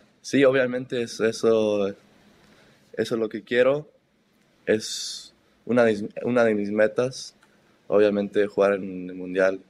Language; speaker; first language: Spanish; early bilingual, heritage; Spanish